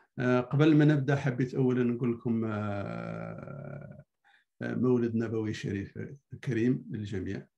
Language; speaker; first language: Arabic; native; Arabic